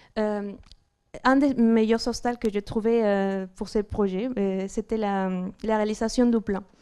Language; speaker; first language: French; non-native, fluent; Spanish